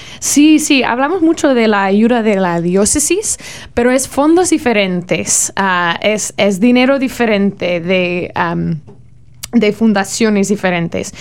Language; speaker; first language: Spanish; non-native, learner; English